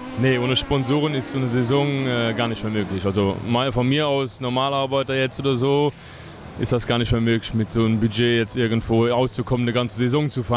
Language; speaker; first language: German; native; German